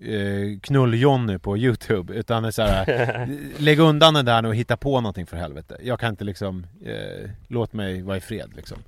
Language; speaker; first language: Swedish; native; Swedish